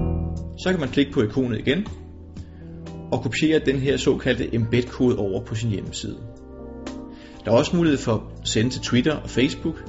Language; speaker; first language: Danish; native; Danish